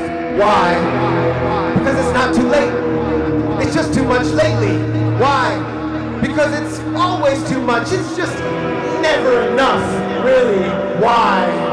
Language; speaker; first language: English; native; English